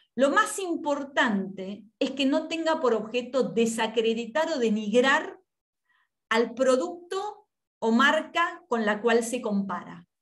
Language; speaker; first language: Spanish; native; Spanish